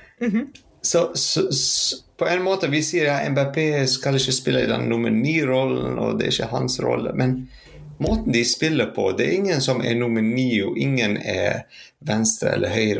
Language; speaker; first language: Norwegian; non-native, fluent; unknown